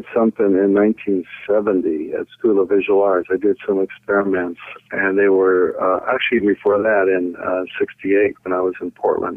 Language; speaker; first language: English; native; English